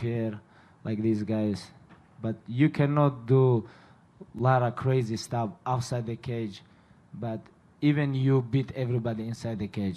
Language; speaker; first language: English; non-native, fluent; Russian